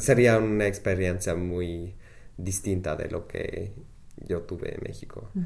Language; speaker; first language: Spanish; non-native, fluent; English